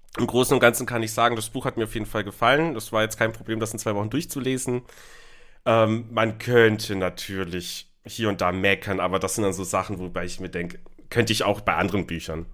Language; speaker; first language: German; native; German